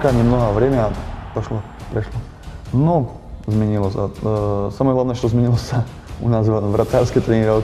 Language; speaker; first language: Russian; non-native, learner; Slovak